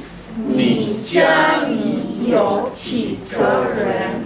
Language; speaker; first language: Chinese; non-native, learner; English